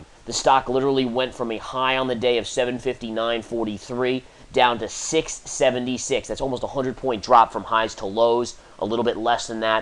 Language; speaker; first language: English; native; English